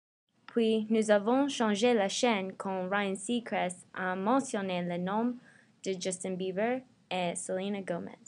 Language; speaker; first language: French; non-native, learner; English